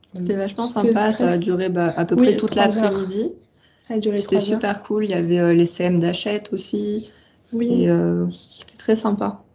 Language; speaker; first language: French; native; French